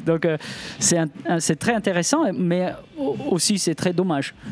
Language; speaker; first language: French; non-native, local second language; Italian